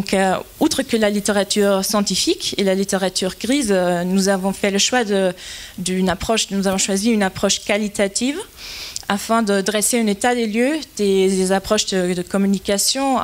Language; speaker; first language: French; non-native, fluent; German